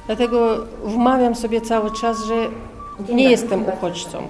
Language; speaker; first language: Polish; non-native, fluent; Chechen